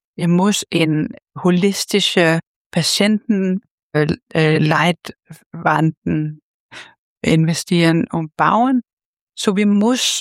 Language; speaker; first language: German; non-native, fluent; Danish